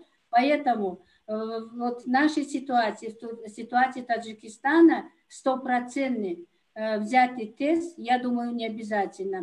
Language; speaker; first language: Russian; non-native, local second language; Tajik